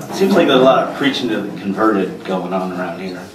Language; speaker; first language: English; native; English